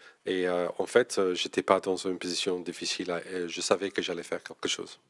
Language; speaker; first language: French; non-native, fluent; English